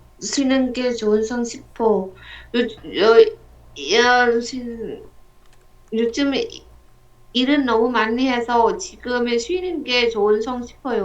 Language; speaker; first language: Korean; non-native, learner; Vietnamese